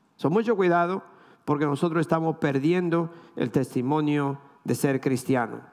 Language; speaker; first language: Spanish; native; Spanish